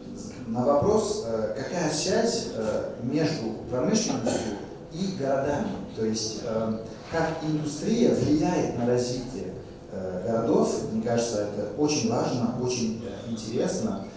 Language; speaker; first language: Russian; non-native, fluent; French